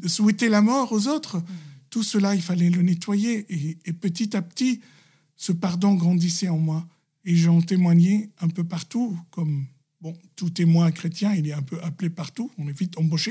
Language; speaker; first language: French; non-native, local second language; Arabic